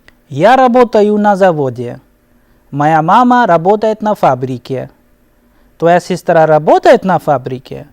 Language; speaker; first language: Russian; non-native, fluent; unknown